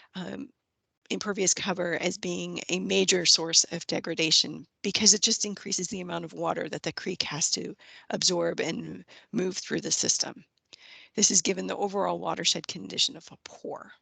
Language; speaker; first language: English; native; English